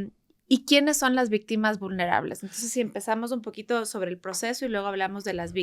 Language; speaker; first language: Spanish; native; Spanish